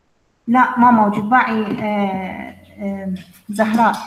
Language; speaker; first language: Arabic; native; Arabic